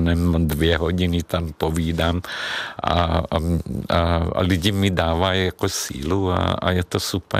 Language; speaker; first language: Czech; non-native, fluent; Hungarian